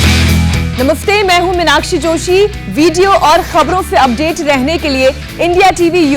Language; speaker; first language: Hindi; native; Hindi